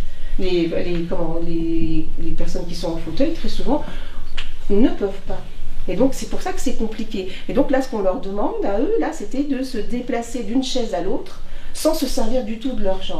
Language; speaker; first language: French; native; French